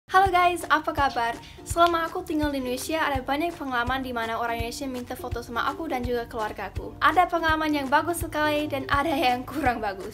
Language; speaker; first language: Indonesian; non-native, fluent; English